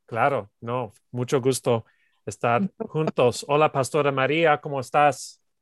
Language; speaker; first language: Spanish; non-native, learner; English